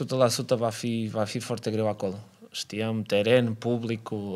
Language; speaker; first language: Romanian; non-native, learner; Portuguese